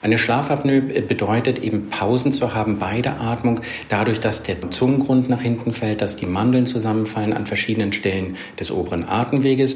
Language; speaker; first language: German; native; German